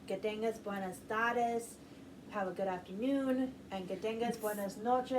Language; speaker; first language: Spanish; non-native, learner; English